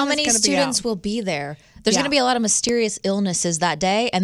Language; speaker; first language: English; native; English